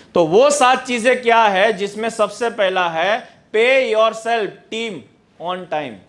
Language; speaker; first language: Hindi; non-native, local second language; Gujarati